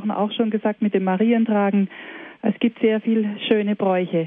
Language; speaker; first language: German; native; German